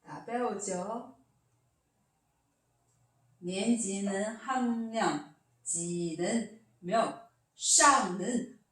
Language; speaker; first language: Chinese; non-native, fluent; Korean